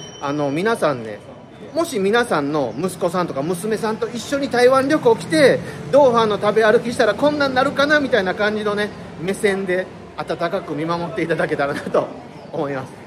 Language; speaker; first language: Japanese; native; Japanese